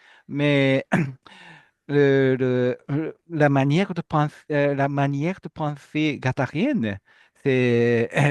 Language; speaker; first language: French; non-native, fluent; Japanese